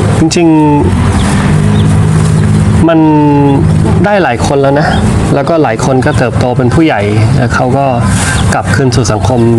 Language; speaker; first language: Thai; native; Thai